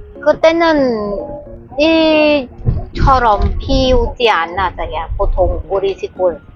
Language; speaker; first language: Korean; non-native, learner; Vietnamese